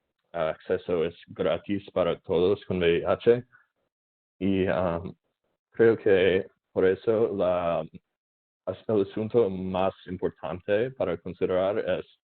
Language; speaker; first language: Spanish; non-native, learner; English